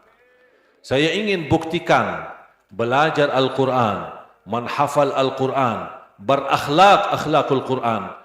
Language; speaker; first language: Indonesian; non-native, fluent; Arabic